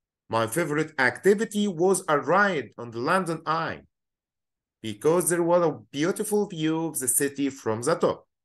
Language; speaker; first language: English; non-native, fluent; Arabic